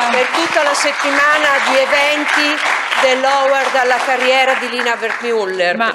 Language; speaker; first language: Italian; native; Italian